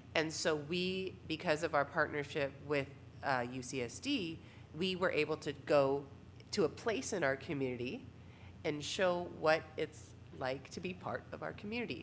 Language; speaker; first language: English; native; English